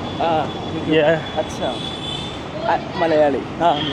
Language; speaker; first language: English; non-native, learner; Malayalam